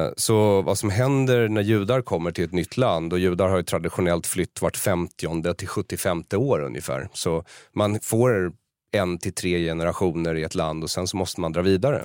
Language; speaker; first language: Swedish; native; Swedish